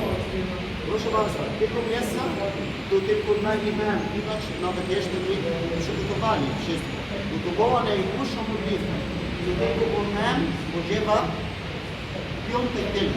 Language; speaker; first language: Polish; non-native, learner; Arabic